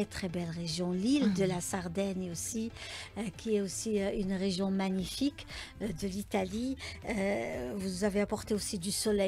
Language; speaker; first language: French; native; French